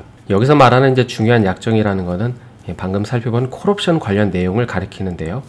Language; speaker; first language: Korean; native; Korean